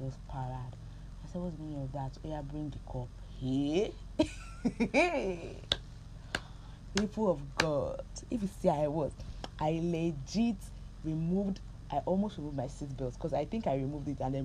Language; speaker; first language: English; non-native, local second language; Yoruba